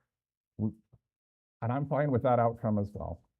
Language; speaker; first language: English; native; English